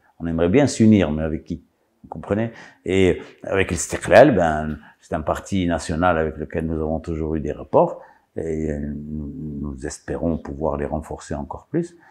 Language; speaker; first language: French; non-native, local second language; Arabic